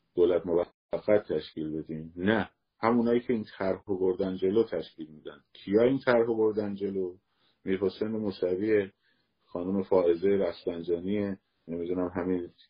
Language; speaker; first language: Persian; native; Persian